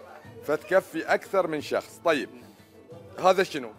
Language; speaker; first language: Arabic; native; Arabic